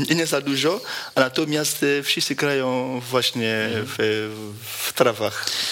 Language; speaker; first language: Polish; non-native, fluent; Lingala